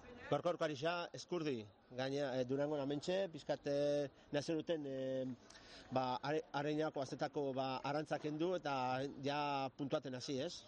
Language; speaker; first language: Basque; native; Basque